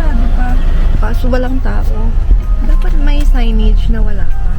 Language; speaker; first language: Filipino; native; Filipino